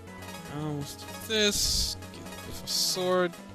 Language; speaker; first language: English; native; English